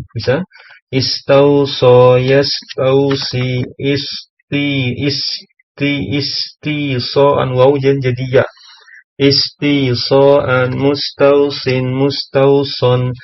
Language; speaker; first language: Arabic; non-native, fluent; Indonesian